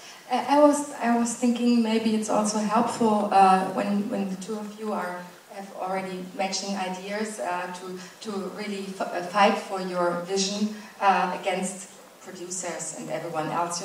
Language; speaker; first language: English; non-native, fluent; German